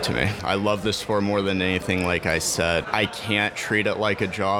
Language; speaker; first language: English; native; English